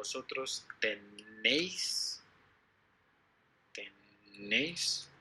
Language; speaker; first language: Spanish; non-native, fluent; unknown